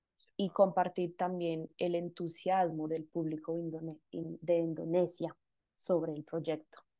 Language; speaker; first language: Spanish; non-native, fluent; Indonesian